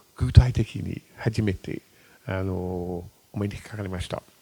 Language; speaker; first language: Japanese; non-native, fluent; English